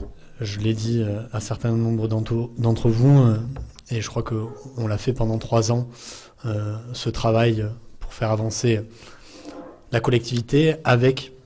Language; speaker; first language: French; native; French